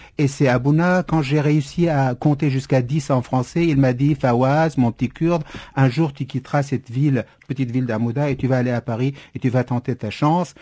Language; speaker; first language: French; non-native, fluent; Kurdish